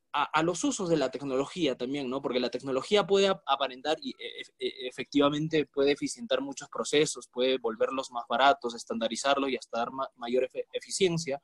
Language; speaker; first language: Spanish; native; Spanish